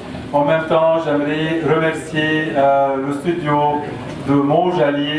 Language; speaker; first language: French; non-native, local second language; Arabic